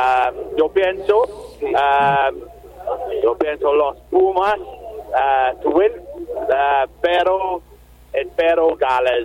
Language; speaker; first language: Spanish; non-native, learner; English